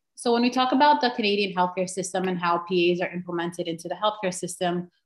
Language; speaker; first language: English; native; English